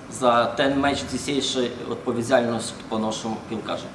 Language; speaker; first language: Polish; non-native, learner; Ukrainian